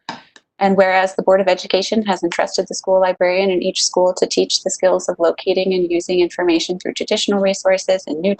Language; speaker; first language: English; native; English